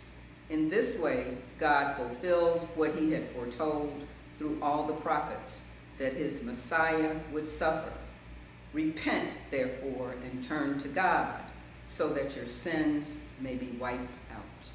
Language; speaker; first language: English; native; English